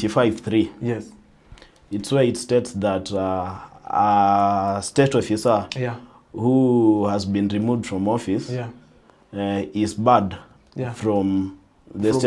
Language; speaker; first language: English; non-native, local second language; Swahili